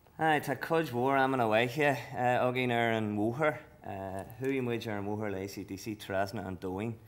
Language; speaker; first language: Irish; non-native, local second language; English